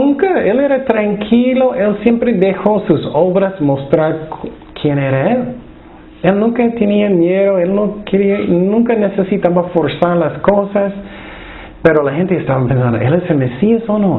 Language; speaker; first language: Spanish; non-native, fluent; English